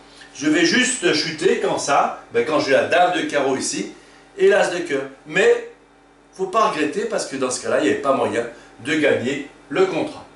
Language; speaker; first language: French; native; French